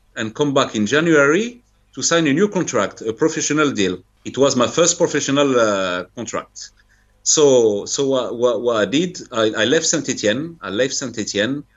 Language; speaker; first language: English; non-native, fluent; French